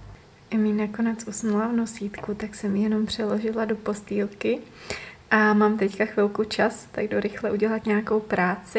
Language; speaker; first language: Czech; native; Czech